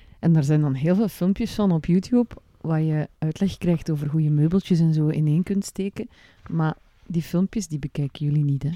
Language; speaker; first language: Dutch; native; Dutch